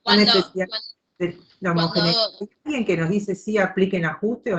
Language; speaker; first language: Spanish; native; Spanish